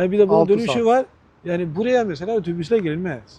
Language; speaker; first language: Turkish; non-native, fluent; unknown